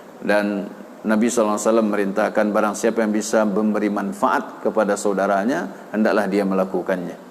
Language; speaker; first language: Malay; non-native, local second language; Minangkabau